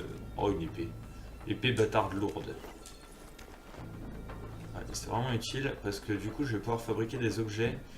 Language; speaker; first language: French; native; French